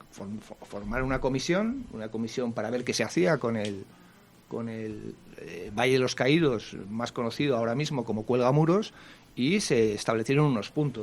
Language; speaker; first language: Spanish; native; Spanish